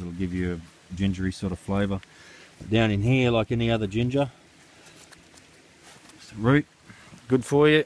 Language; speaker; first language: English; native; English